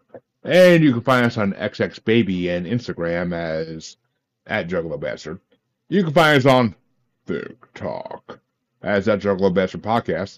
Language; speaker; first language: English; native; English